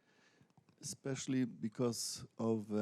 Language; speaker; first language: English; non-native, learner; Polish